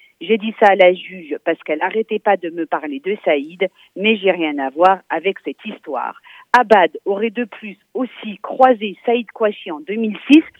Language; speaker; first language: French; native; French